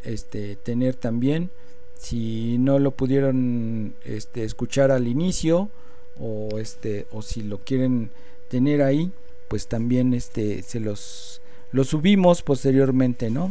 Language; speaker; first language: Spanish; native; Spanish